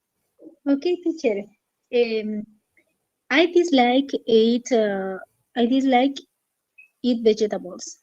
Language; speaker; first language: English; non-native, learner; Spanish